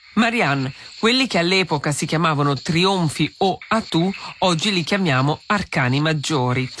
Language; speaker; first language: Italian; native; Italian